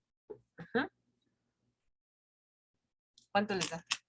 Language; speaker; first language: Spanish; native; Spanish